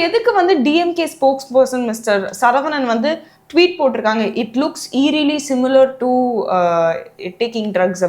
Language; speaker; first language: Tamil; native; Tamil